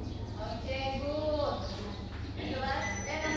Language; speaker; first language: English; non-native, learner; Indonesian